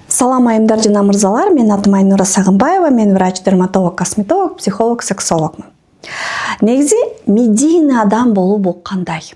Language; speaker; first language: Kyrgyz; non-native, local second language; Russian